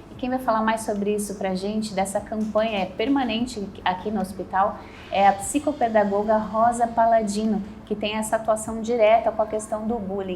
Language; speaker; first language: Portuguese; native; Portuguese